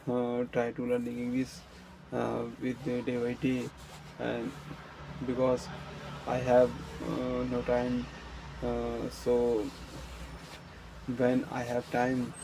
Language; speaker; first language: English; non-native, learner; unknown